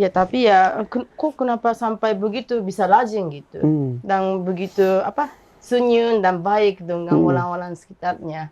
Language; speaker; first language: Indonesian; non-native, learner; Japanese